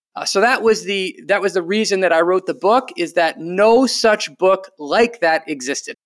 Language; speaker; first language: English; native; English